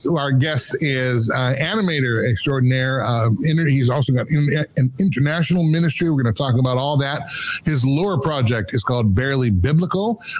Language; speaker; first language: English; native; English